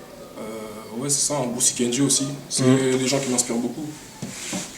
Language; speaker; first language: French; native; French